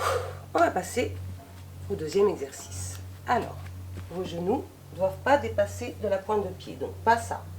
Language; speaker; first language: French; native; French